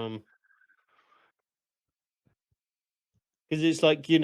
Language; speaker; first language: English; native; English